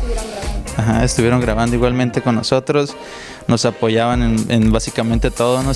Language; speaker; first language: Spanish; native; Spanish